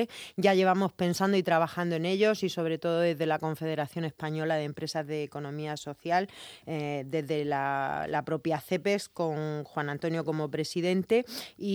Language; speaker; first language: Spanish; native; Spanish